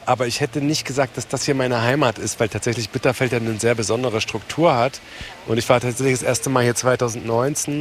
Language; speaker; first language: German; native; German